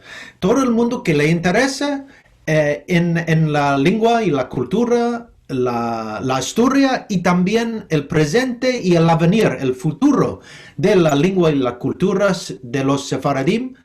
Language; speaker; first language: Spanish; non-native, fluent; English